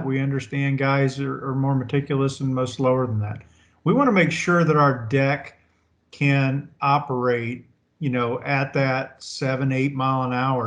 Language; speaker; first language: English; native; English